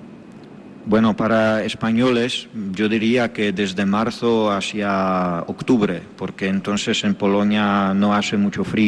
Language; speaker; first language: Spanish; non-native, fluent; Polish